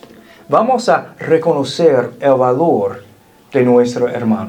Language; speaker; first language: Spanish; non-native, fluent; English